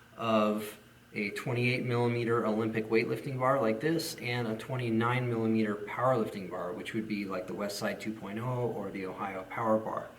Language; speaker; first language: English; native; English